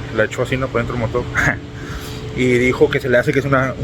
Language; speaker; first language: Spanish; early bilingual, other home language; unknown